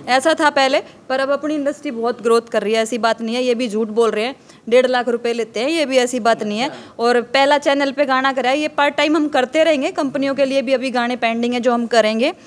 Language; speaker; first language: Hindi; native; Hindi